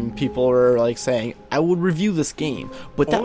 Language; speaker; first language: English; native; English